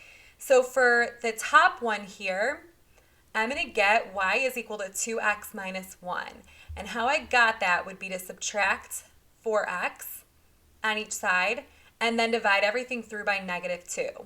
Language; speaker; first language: English; native; English